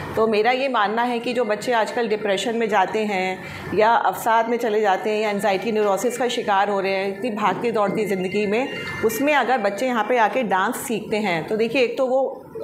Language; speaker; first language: Hindi; native; Hindi